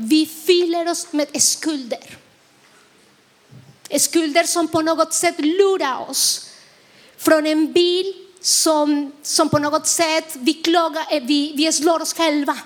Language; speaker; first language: Swedish; non-native, fluent; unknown